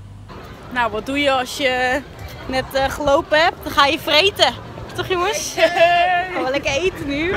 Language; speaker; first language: Dutch; native; Dutch